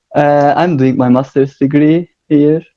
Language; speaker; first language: English; non-native, learner; Turkish